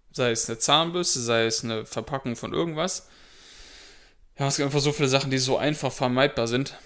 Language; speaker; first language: German; native; German